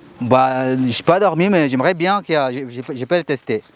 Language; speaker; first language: French; non-native, learner; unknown